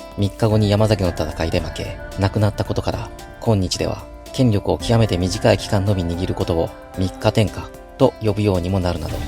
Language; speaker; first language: Japanese; native; Japanese